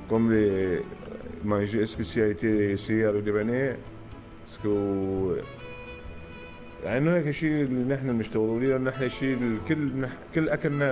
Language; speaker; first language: French; non-native, learner; Arabic